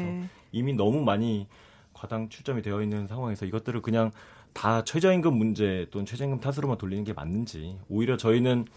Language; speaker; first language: Korean; native; Korean